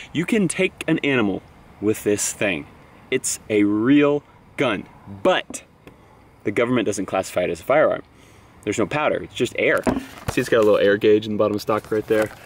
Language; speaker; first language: English; native; English